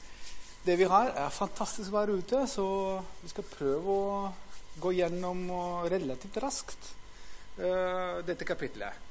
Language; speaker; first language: Norwegian; non-native, fluent; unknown